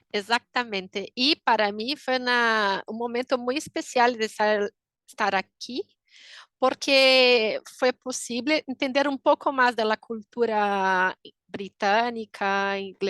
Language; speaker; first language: Spanish; non-native, fluent; Portuguese